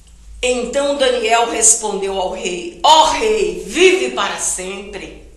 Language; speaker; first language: Portuguese; native; Portuguese